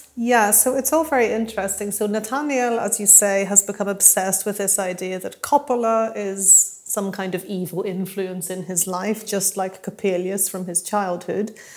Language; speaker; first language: English; native; English